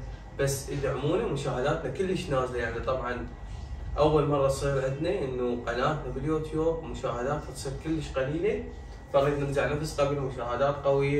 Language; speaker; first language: Arabic; native; Arabic